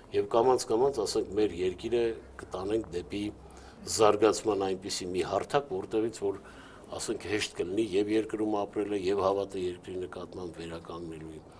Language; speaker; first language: Armenian; native; Armenian